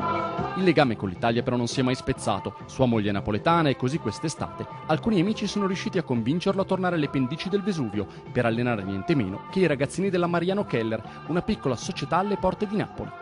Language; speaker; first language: Italian; native; Italian